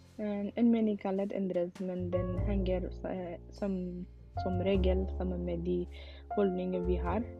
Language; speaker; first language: Norwegian; non-native, learner; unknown